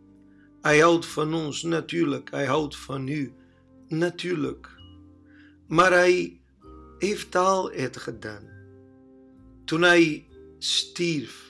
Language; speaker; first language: Dutch; non-native, learner; Portuguese